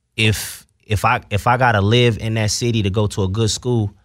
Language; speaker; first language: English; native; English